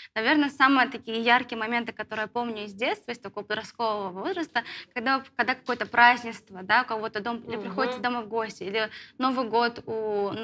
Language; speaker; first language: Russian; native; Russian